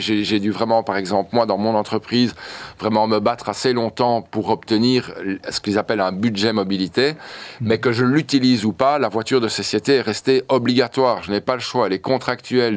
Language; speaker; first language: French; native; French